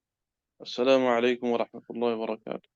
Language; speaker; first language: Arabic; non-native, fluent; Urdu